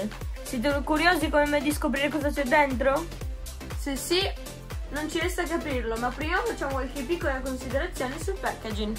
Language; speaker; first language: Italian; native; Italian